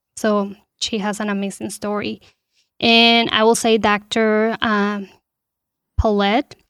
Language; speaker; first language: English; non-native, fluent; Spanish